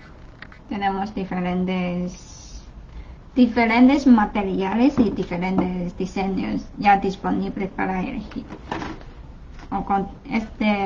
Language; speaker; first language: Spanish; non-native, learner; Chinese